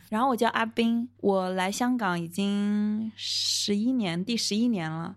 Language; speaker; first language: Chinese; native; Chinese